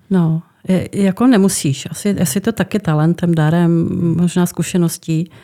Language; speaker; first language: Czech; native; Czech